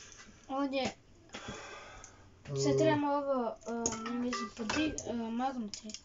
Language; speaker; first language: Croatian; early bilingual, heritage; Croatian